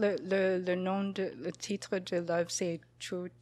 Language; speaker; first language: French; non-native, local second language; English